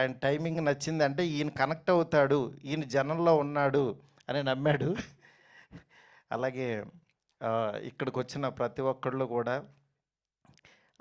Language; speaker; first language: Telugu; native; Telugu